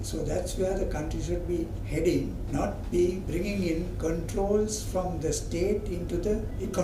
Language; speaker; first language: English; non-native, local second language; Sinhala